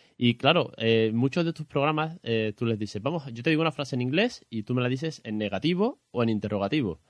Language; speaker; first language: Spanish; native; Spanish